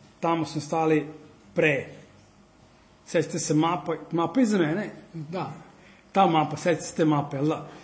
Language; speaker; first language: Serbian; early bilingual, heritage; Serbian